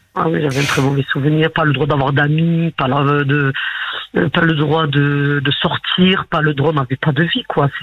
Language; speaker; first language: French; early bilingual, other home language; Arabic